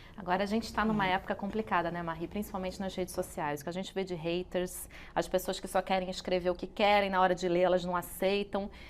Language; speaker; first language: Portuguese; native; Portuguese